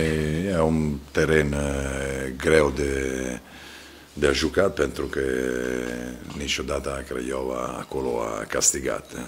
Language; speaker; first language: Romanian; non-native, fluent; Italian